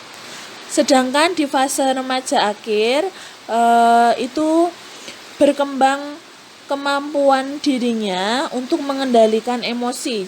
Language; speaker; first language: Indonesian; native; Indonesian